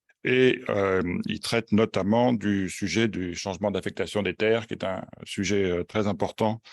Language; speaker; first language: French; native; French